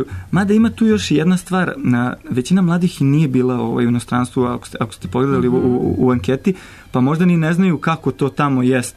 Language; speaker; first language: Serbian; native; Serbian